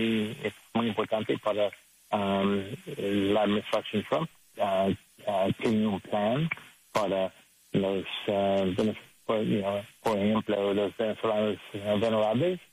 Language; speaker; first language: Spanish; non-native, learner; English